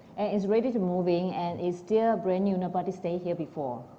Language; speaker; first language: English; non-native, local second language; Chinese